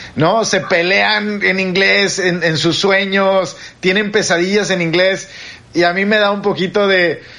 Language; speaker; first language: Spanish; native; Spanish